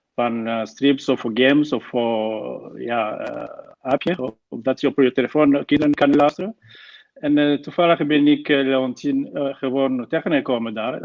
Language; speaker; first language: Dutch; non-native, fluent; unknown